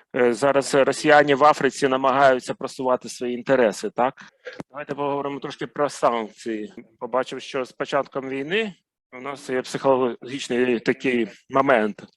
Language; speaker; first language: Ukrainian; non-native, fluent; Arabic